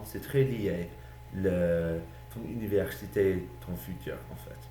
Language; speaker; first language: French; non-native, learner; English